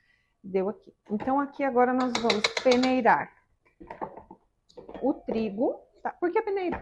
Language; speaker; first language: Portuguese; native; Portuguese